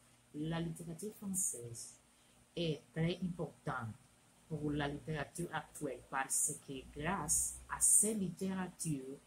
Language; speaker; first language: French; non-native, learner; Spanish